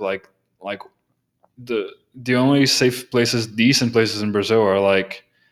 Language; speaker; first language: English; non-native, fluent; Portuguese